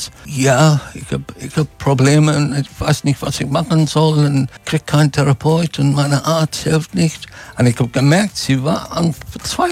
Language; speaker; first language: German; non-native, fluent; English